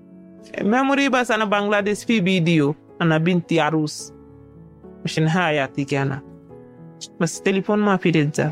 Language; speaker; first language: Arabic; non-native, learner; Bangla